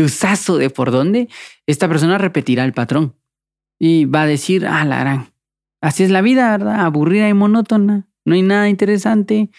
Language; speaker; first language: Spanish; native; Spanish